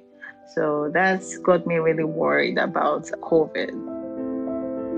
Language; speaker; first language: English; non-native, local second language; Yoruba